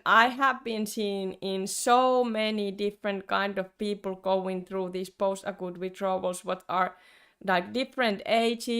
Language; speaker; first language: English; non-native, fluent; Finnish